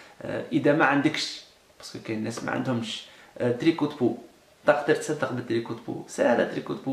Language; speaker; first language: Arabic; native; Arabic